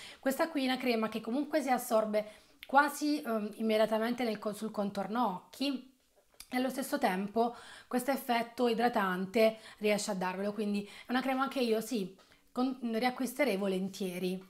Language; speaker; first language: Italian; native; Italian